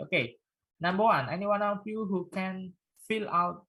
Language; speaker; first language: English; non-native, fluent; Indonesian